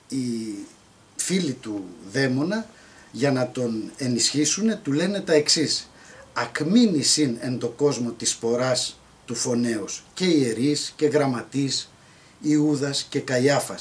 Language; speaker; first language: Greek; native; Greek